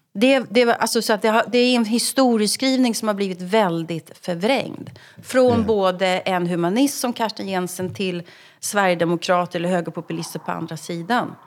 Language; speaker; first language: Swedish; native; Swedish